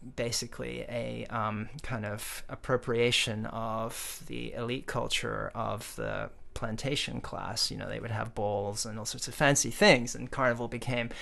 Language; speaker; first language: English; native; English